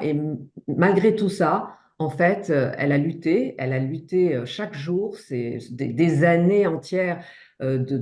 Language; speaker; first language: French; native; French